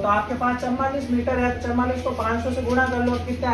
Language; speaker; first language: Hindi; native; Hindi